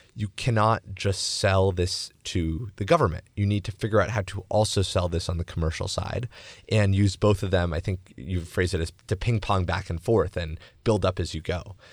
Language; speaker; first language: English; native; English